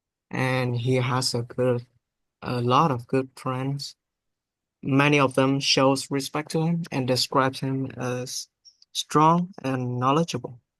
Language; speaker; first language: English; non-native, learner; Vietnamese